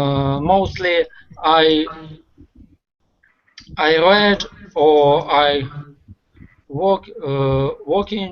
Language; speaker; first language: English; non-native, learner; Russian